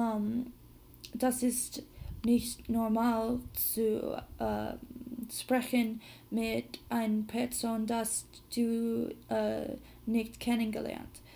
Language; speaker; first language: German; non-native, learner; English